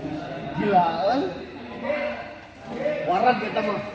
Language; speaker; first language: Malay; non-native, local second language; Sundanese